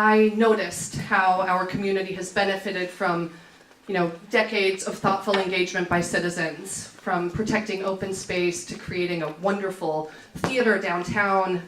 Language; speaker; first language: English; native; English